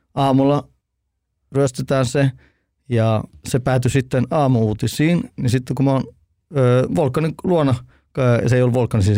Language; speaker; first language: Finnish; early bilingual, heritage; Finnish